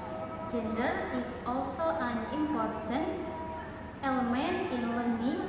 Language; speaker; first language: English; non-native, learner; Indonesian